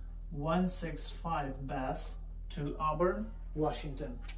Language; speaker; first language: English; non-native, fluent; Persian